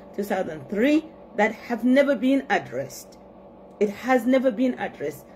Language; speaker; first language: English; non-native, fluent; Arabic